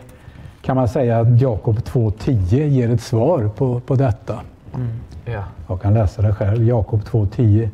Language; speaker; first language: Swedish; native; Swedish